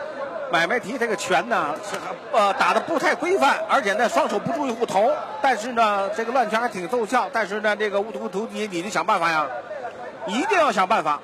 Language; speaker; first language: Chinese; native; Chinese